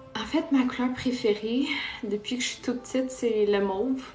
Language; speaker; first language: French; non-native, local second language; Portuguese